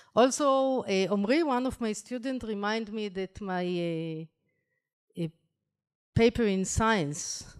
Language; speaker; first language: English; non-native, fluent; Hebrew